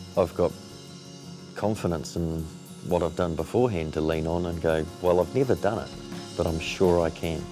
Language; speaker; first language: English; native; English